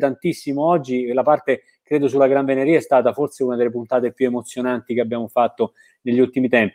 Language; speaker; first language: Italian; native; Italian